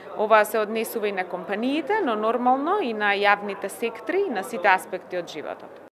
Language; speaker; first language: Macedonian; native; Macedonian